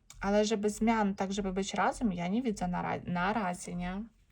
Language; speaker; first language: Polish; non-native, learner; Ukrainian